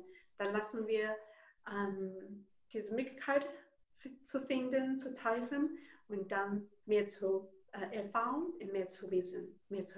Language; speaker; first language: German; non-native, learner; Chinese